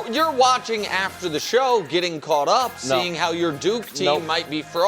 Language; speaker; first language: English; native; English